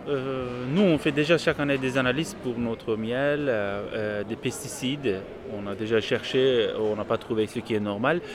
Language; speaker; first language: French; non-native, fluent; Turkish